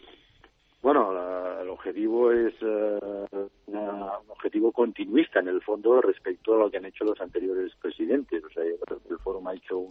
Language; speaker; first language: Spanish; native; Spanish